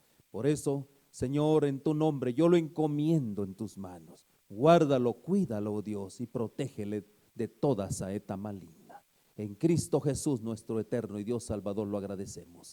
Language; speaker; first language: Spanish; native; Spanish